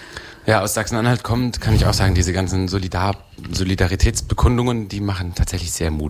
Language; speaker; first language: German; native; German